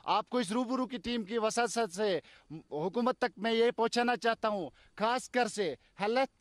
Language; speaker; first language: Hindi; non-native, local second language; Kashmiri